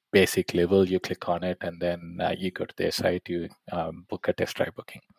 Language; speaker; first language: English; non-native, local second language; Tamil